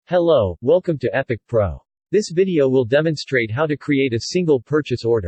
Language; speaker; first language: English; native; English